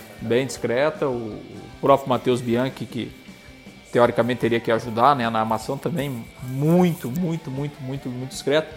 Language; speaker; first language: Portuguese; native; Portuguese